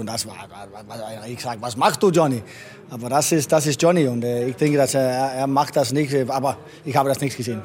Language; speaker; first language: German; non-native, learner; Danish